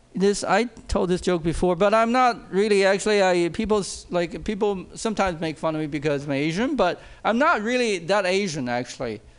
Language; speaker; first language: English; non-native, fluent; Chinese